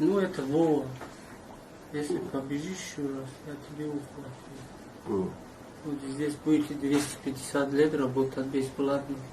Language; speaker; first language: Russian; non-native, learner; Tajik